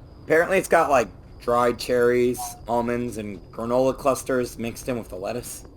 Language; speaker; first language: English; native; English